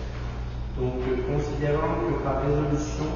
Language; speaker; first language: French; native; French